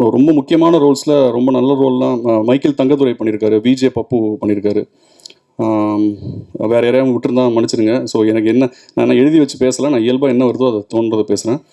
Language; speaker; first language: Tamil; native; Tamil